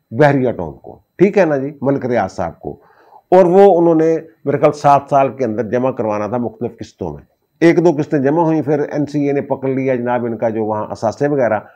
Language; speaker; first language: Urdu; non-native, local second language; Punjabi